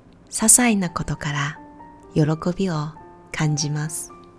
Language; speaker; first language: Japanese; native; Japanese